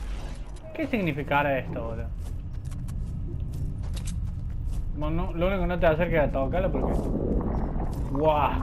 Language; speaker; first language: Spanish; native; Spanish